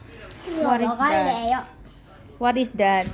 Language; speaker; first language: English; non-native, local second language; Filipino